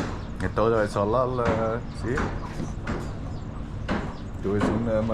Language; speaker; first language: Spanish; non-native, learner; Dutch